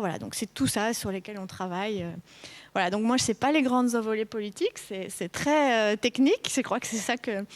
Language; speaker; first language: French; native; French